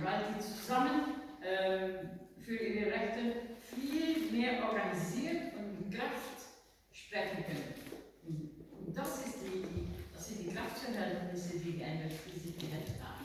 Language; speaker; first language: German; non-native, learner; Dutch